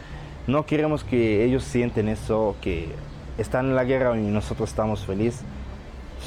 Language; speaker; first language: Spanish; non-native, fluent; Arabic